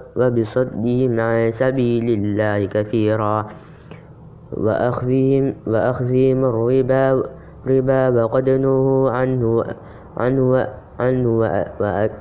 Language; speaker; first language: Arabic; non-native, learner; Indonesian